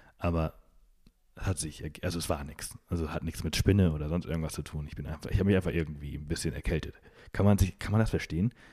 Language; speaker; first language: German; native; German